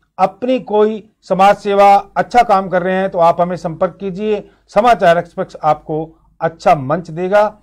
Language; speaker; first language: Hindi; native; Hindi